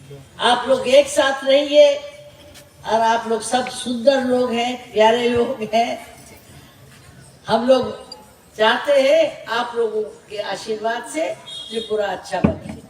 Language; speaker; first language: Hindi; non-native, local second language; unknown